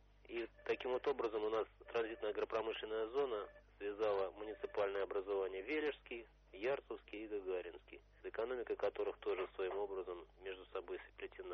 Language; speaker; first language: Russian; native; Russian